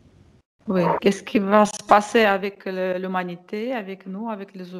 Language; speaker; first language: French; non-native, fluent; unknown